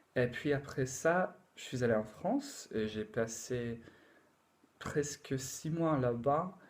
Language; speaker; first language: French; non-native, fluent; English